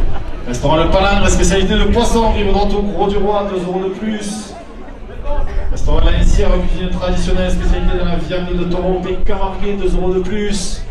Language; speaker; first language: French; native; French